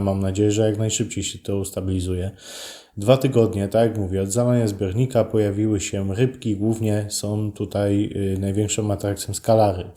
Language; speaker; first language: Polish; native; Polish